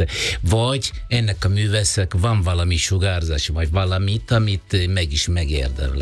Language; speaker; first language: Hungarian; non-native, fluent; Italian